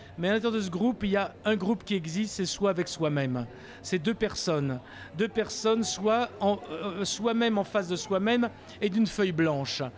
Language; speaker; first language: French; native; French